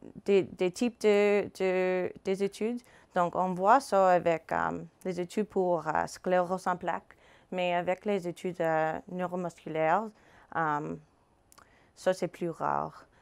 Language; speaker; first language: French; non-native, fluent; English